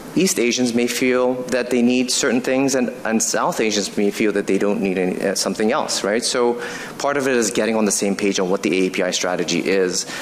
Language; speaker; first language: English; non-native, fluent; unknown